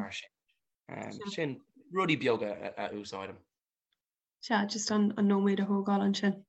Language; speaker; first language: Irish; non-native, local second language; English